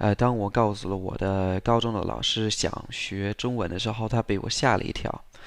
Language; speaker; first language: Chinese; non-native, fluent; English